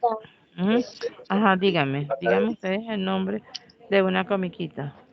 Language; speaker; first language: Spanish; native; Spanish